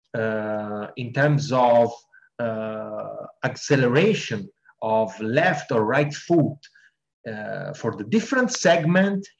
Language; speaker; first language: English; non-native, fluent; Italian